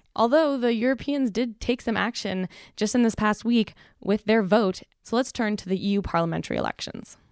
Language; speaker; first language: English; native; English